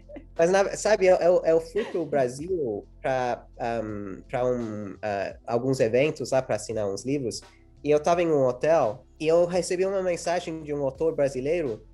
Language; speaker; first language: Portuguese; early bilingual, heritage; English